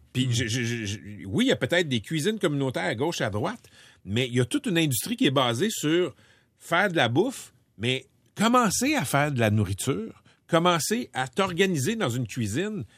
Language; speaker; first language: French; native; French